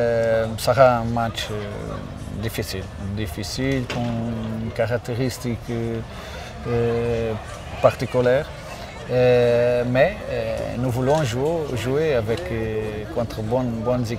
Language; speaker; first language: French; non-native, learner; Portuguese